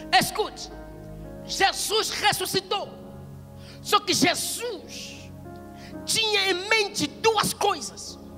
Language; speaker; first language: Portuguese; non-native, fluent; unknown